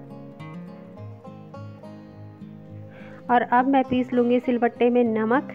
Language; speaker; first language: Hindi; non-native, local second language; Garhwali